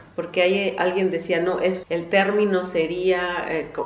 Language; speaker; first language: Spanish; non-native, local second language; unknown